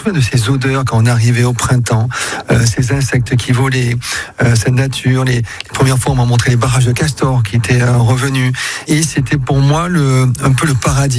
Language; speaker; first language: French; native; French